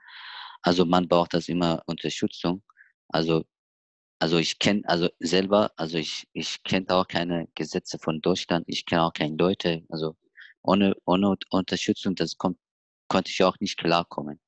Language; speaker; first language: German; non-native, learner; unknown